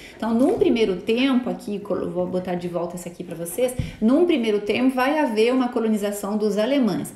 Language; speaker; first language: Portuguese; non-native, fluent; French